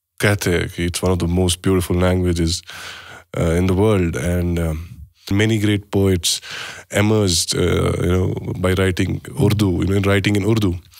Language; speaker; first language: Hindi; non-native, local second language; Kashmiri